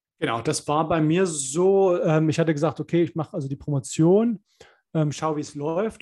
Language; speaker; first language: German; native; German